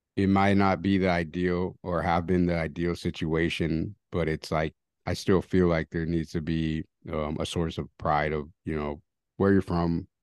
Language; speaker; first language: English; early bilingual, other home language; Spanish